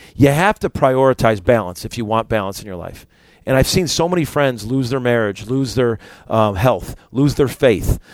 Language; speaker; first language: English; native; English